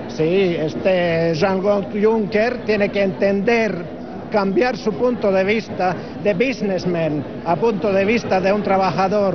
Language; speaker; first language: Spanish; non-native, learner; Finnish